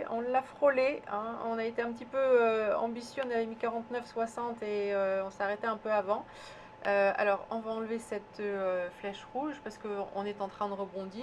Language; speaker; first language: French; native; French